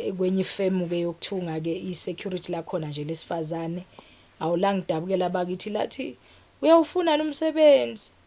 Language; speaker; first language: Zulu; native; Zulu